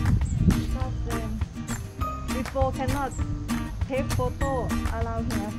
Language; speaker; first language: English; non-native, learner; Thai